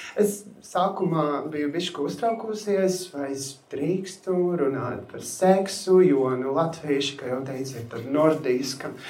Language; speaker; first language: Latvian; non-native, local second language; Russian